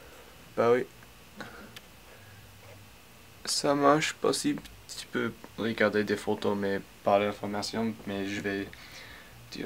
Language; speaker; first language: French; non-native, learner; English